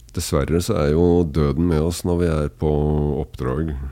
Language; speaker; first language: Norwegian; native; Norwegian